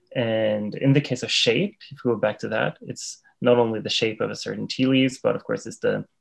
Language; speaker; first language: English; non-native, fluent; Swedish